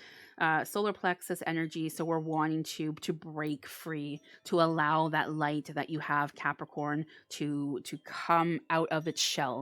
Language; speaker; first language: English; native; English